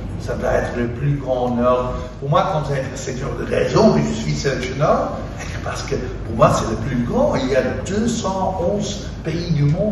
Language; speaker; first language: French; non-native, fluent; Dutch